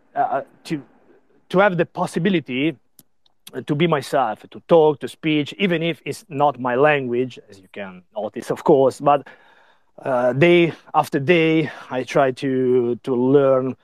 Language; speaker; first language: English; non-native, learner; Italian